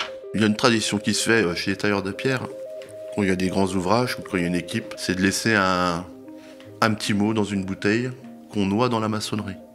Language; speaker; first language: French; native; French